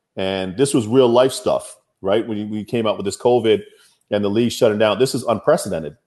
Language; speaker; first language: English; native; English